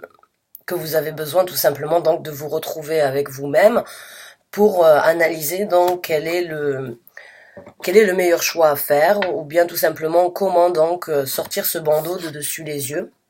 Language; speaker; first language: French; native; French